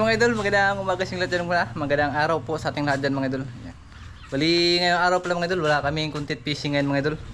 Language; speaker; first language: Filipino; non-native, local second language; Cebuano